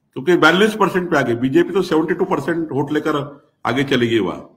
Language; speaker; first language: Hindi; non-native, local second language; Marathi